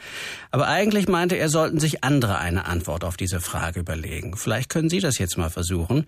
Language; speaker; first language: German; native; German